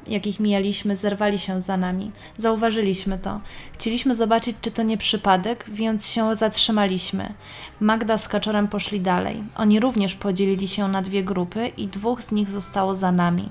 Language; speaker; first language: Polish; native; Polish